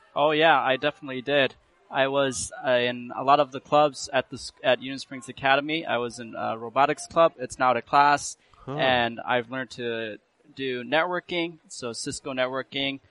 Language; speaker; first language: English; early bilingual, other home language; Burmese